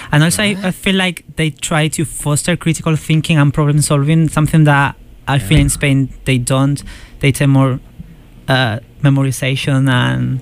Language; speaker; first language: English; non-native, fluent; Spanish